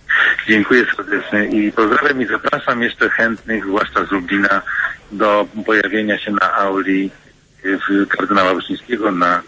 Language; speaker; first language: Polish; native; Polish